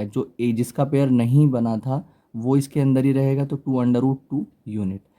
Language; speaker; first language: Hindi; native; Hindi